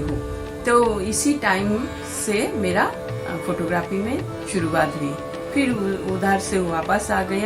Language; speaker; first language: Hindi; non-native, local second language; Bangla